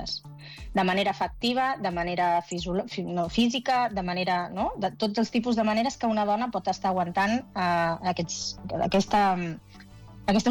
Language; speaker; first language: Catalan; native; Catalan